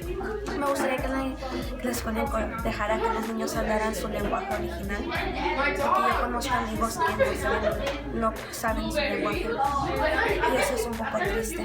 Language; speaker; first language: Spanish; early bilingual, other home language; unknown